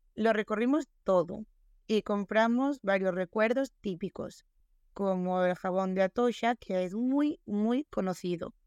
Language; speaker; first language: Spanish; non-native, local second language; Galician